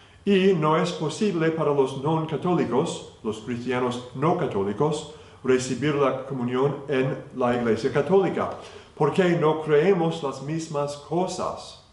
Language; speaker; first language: Spanish; non-native, fluent; English